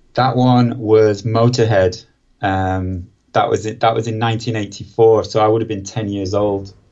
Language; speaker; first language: English; native; English